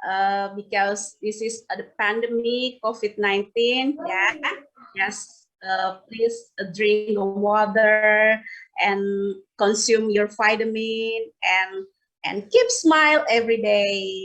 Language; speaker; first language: English; non-native, learner; Indonesian